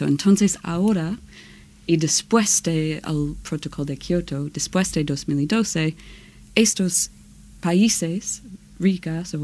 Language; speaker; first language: Spanish; non-native, learner; English